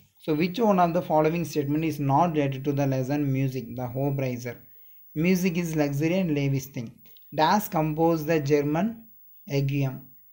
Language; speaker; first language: English; non-native, local second language; Tamil